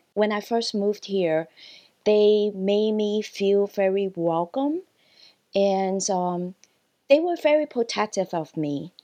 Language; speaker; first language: English; non-native, local second language; Cantonese